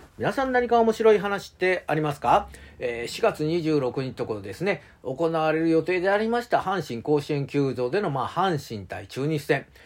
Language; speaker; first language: Japanese; native; Japanese